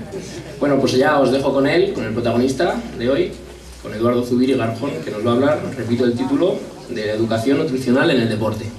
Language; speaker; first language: Spanish; native; Spanish